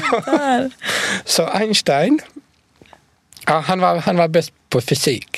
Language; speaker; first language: Swedish; non-native, fluent; Bosnian